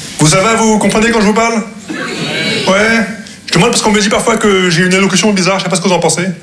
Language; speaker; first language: French; non-native, local second language; Arabic